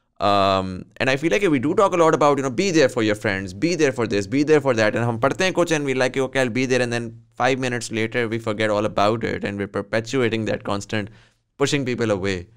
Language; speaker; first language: English; non-native, local second language; Urdu